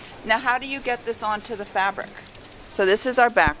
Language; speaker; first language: English; native; English